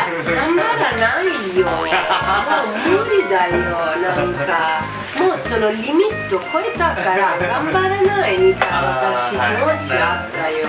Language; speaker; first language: Japanese; non-native, learner; Italian